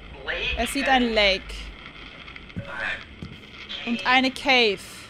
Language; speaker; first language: German; native; German